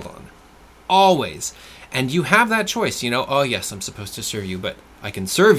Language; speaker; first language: English; non-native, fluent; French